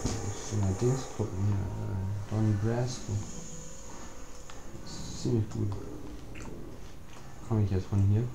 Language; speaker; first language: German; native; German